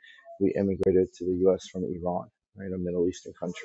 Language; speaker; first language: English; early bilingual, other home language; Persian